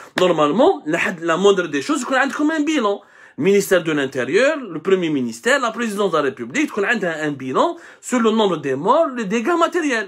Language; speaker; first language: French; non-native, local second language; Arabic